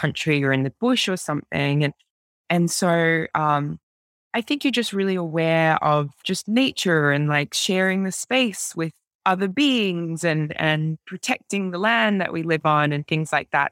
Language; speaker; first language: English; native; English